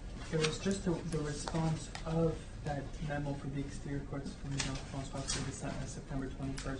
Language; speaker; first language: English; native; English